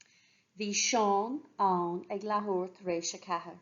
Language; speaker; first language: Irish; non-native, local second language; English